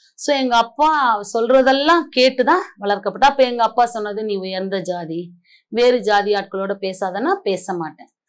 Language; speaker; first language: Tamil; non-native, local second language; Marathi